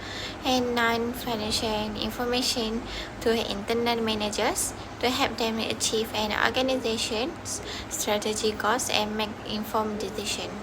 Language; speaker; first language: English; non-native, local second language; Malay